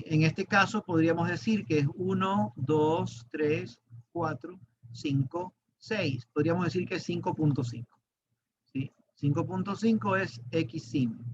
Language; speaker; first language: Spanish; native; Spanish